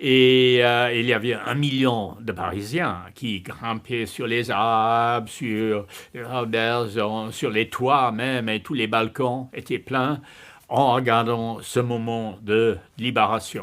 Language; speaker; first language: French; non-native, fluent; English